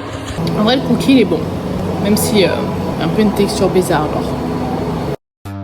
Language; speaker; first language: French; native; French